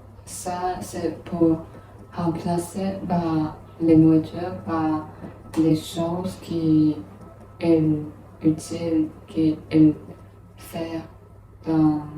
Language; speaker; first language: French; non-native, learner; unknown